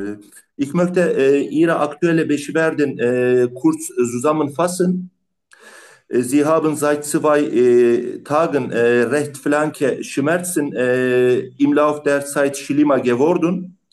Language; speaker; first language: German; non-native, learner; Turkish